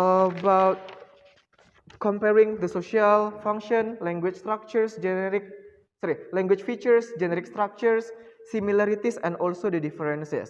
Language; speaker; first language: English; non-native, fluent; Indonesian